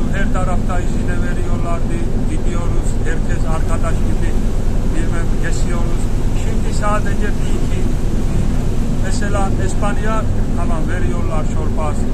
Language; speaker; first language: Turkish; non-native, learner; Georgian